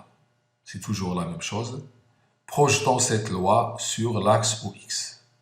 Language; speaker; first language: French; non-native, local second language; Arabic